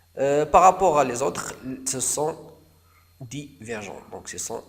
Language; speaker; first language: French; non-native, local second language; Arabic